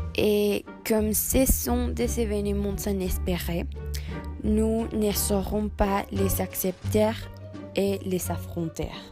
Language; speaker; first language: French; non-native, learner; Spanish